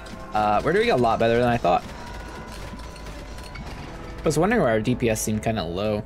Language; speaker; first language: English; native; English